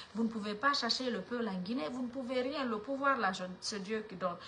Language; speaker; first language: French; non-native, local second language; Fula